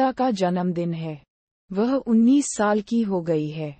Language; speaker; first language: Hindi; native; Hindi